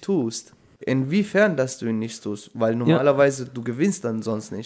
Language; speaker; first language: German; non-native, fluent; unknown